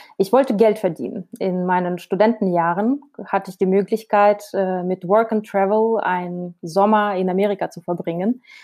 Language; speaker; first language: German; non-native, fluent; Russian